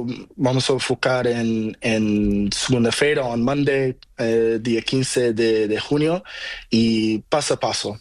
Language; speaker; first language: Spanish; non-native, learner; Portuguese